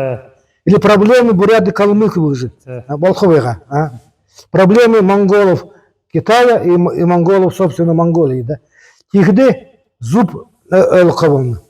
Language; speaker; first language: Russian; non-native, local second language; Buriat